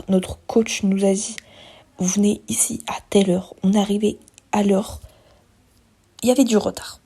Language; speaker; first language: French; native; French